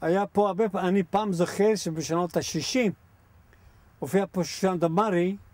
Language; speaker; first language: Hebrew; non-native, fluent; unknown